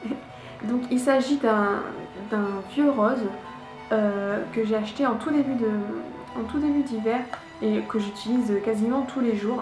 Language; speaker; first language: French; native; French